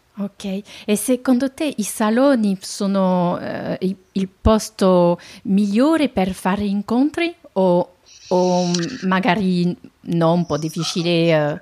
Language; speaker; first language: Italian; non-native, fluent; French